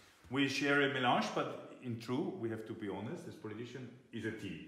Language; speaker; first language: English; non-native, fluent; German